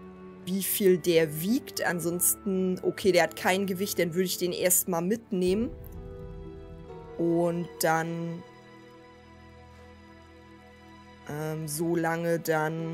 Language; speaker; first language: German; native; German